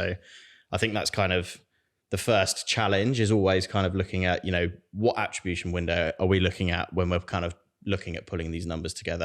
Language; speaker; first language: English; native; English